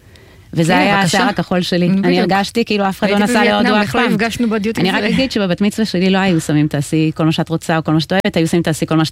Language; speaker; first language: Hebrew; native; Hebrew